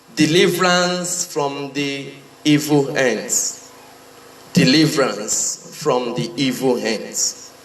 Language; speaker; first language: English; non-native, local second language; Yoruba